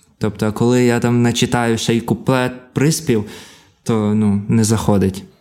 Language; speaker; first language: Ukrainian; native; Ukrainian